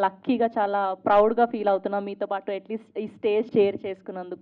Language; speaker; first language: Telugu; native; Telugu